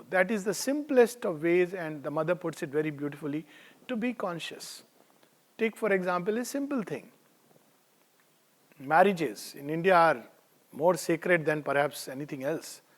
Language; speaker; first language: English; non-native, local second language; Hindi